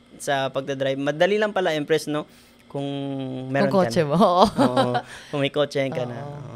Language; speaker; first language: Filipino; non-native, local second language; Hiligaynon